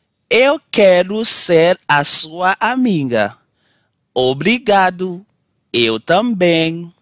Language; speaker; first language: Portuguese; non-native, fluent; Haitian Creole